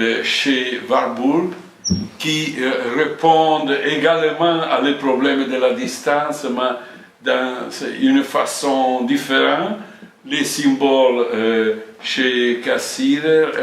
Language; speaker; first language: French; non-native, fluent; Italian